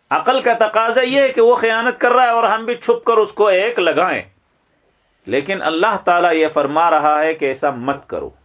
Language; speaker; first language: Urdu; non-native, local second language; Pashto